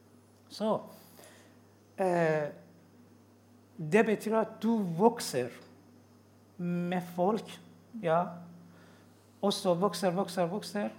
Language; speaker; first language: Norwegian; non-native, learner; Persian